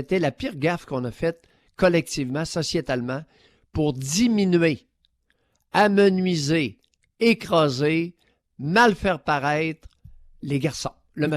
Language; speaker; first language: French; native; French